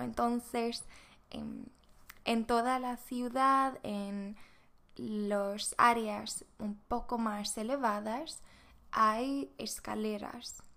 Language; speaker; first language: Spanish; non-native, fluent; Swedish